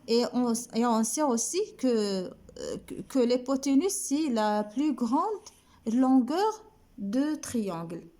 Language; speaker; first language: French; non-native, local second language; Arabic